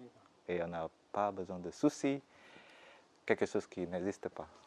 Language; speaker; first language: French; non-native, fluent; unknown